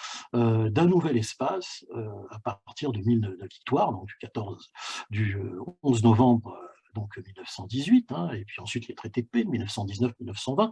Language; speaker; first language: French; native; French